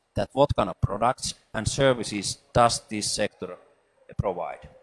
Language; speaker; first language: English; non-native, fluent; Finnish